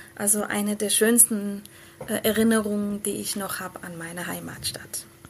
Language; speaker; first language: German; early bilingual, other home language; Persian